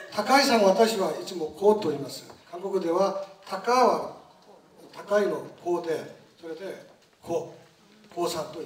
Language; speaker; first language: Japanese; non-native, fluent; Korean